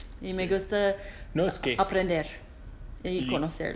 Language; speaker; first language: Spanish; non-native, learner; English